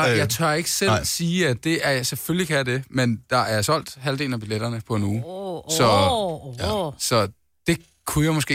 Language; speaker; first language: Danish; native; Danish